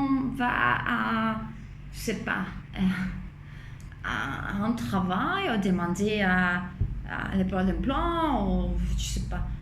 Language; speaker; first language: French; non-native, fluent; Spanish